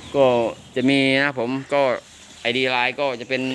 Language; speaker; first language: Thai; non-native, local second language; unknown